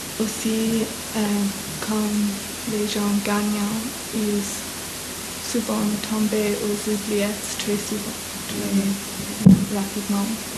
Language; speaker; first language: French; non-native, learner; English